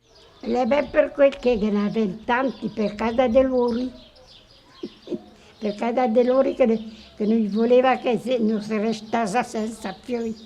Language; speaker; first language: Italian; early bilingual, heritage; Italian